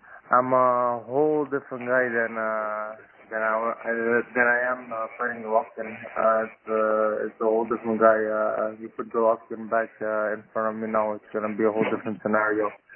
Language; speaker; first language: English; non-native, local second language; French